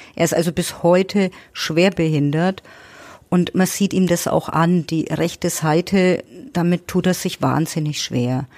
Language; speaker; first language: German; native; German